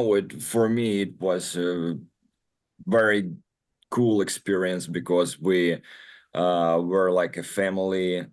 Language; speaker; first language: English; non-native, learner; Russian